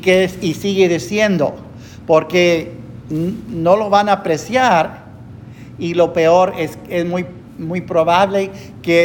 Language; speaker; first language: Spanish; non-native, fluent; English